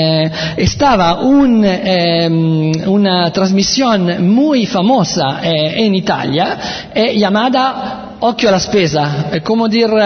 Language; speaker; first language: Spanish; non-native, learner; Italian